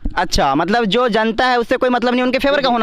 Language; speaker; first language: Hindi; native; Hindi